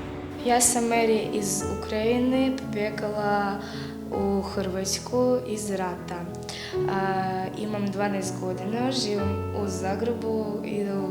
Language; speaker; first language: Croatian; non-native, learner; Ukrainian